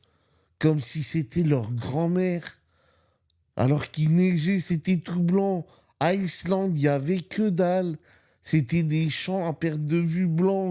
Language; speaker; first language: French; native; French